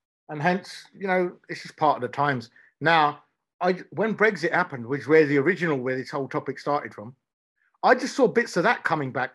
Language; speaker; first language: English; native; English